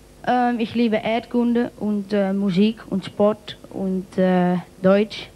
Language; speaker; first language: German; non-native, learner; Dutch